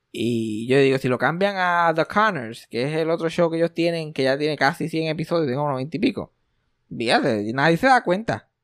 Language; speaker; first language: Spanish; native; Spanish